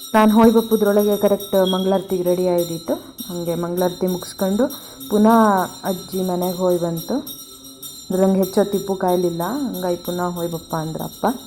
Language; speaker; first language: Kannada; native; Kannada